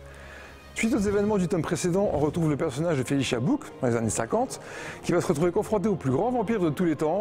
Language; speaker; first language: French; native; French